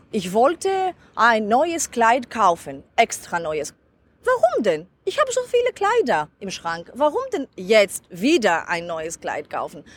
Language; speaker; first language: German; non-native, fluent; Greek